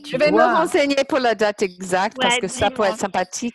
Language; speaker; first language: French; non-native, fluent; English